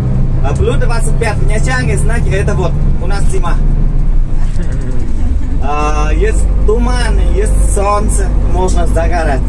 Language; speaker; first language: Russian; non-native, learner; Vietnamese